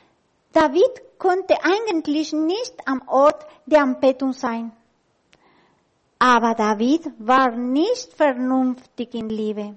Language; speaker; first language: German; non-native, learner; Spanish